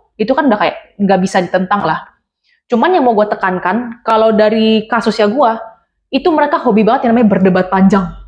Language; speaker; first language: Indonesian; native; Indonesian